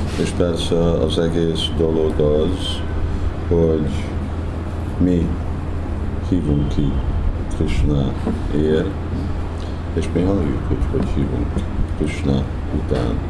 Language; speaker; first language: Hungarian; early bilingual, heritage; Hungarian